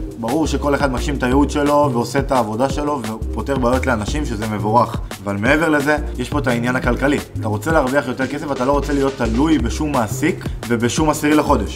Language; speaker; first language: Hebrew; native; Hebrew